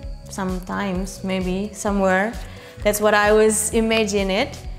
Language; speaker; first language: English; non-native, fluent; Indonesian